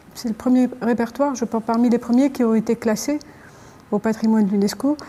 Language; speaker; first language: French; non-native, local second language; Arabic